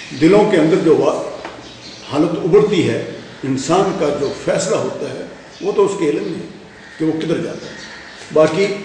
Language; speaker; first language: Urdu; non-native, local second language; Punjabi